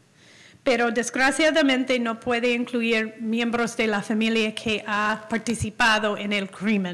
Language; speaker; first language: Spanish; non-native, fluent; English